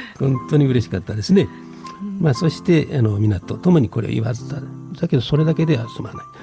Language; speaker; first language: Japanese; native; Japanese